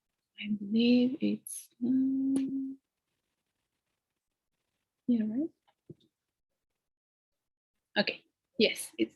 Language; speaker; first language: English; non-native, fluent; Spanish